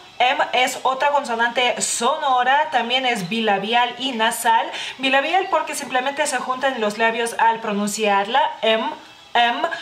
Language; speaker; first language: Spanish; non-native, fluent; Lithuanian